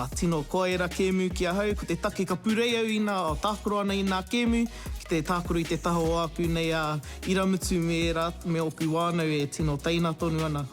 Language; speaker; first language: Māori; native; Māori